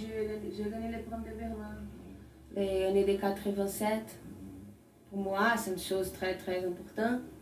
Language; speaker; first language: French; non-native, learner; Portuguese